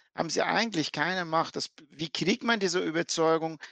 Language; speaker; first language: German; non-native, fluent; Persian